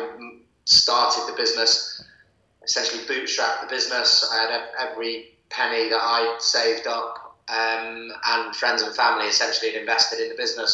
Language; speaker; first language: English; native; English